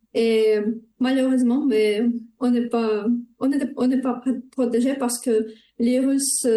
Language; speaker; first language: French; non-native, learner; Ukrainian